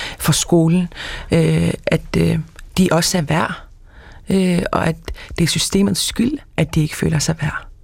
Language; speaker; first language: Danish; non-native, local second language; Kalaallisut